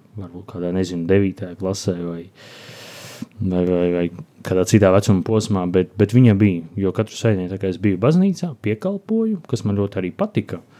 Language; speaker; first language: Latvian; native; Latvian